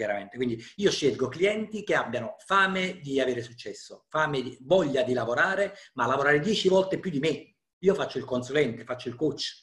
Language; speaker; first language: Italian; native; Italian